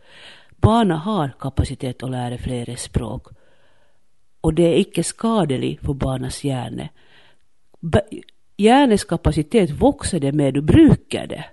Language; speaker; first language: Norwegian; non-native, fluent; Finnish